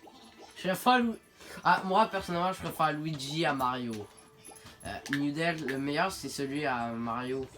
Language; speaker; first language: French; native; French